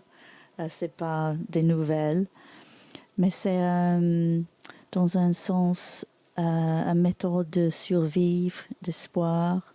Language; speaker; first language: French; non-native, learner; English